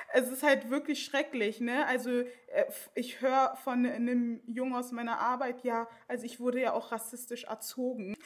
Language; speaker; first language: German; native; German